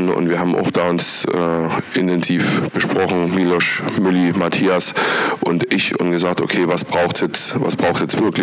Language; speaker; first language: German; native; German